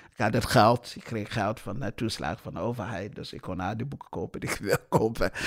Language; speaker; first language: Dutch; non-native, fluent; English